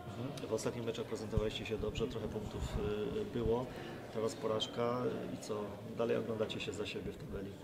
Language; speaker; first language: Polish; native; Polish